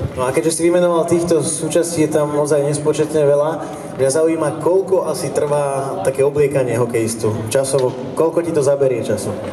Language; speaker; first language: Slovak; native; Slovak